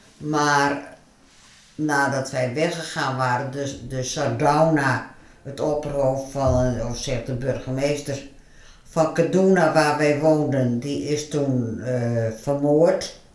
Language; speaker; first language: Dutch; native; Dutch